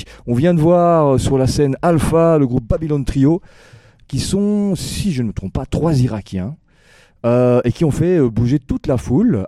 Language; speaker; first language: French; native; French